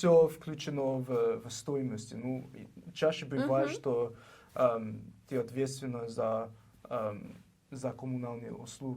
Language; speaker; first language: Russian; non-native, learner; English